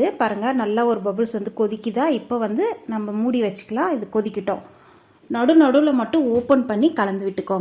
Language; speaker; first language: Tamil; native; Tamil